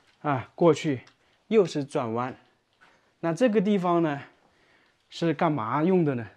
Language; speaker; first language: Chinese; native; Chinese